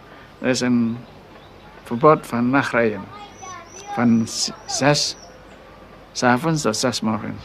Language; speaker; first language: Dutch; non-native, local second language; Minangkabau